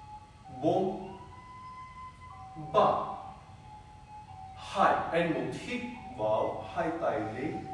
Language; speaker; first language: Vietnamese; non-native, learner; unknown